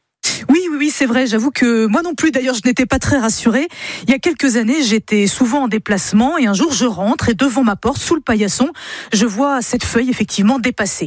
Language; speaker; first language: French; native; French